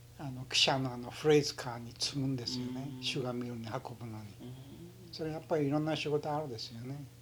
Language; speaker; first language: Japanese; early bilingual, heritage; Japanese